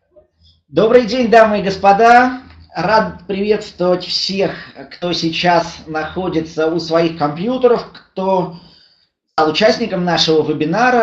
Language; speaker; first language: Russian; native; Russian